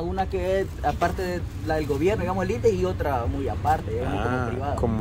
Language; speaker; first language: Spanish; native; Spanish